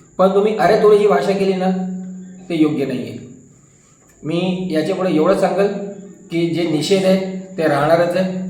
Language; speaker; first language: Marathi; non-native, local second language; Hindi